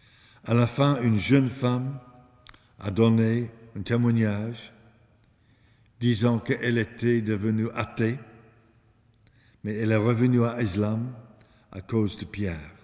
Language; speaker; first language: French; non-native, fluent; English